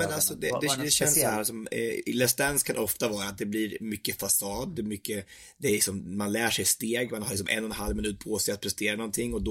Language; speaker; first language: Swedish; native; Swedish